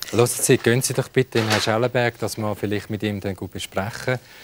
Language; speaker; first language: German; native; German